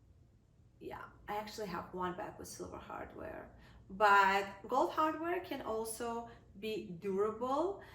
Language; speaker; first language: English; non-native, fluent; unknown